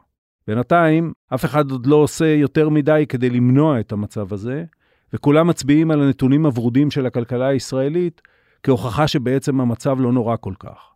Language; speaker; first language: Hebrew; native; Hebrew